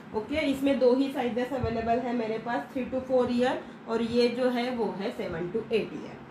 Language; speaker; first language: Hindi; non-native, local second language; Marathi